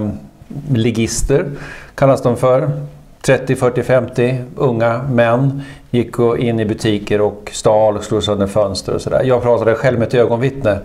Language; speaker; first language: Swedish; native; Swedish